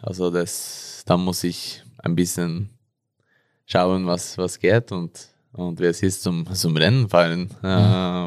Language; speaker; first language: German; non-native, learner; Norwegian